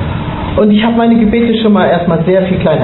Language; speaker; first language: German; native; German